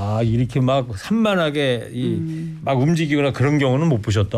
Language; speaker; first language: Korean; native; Korean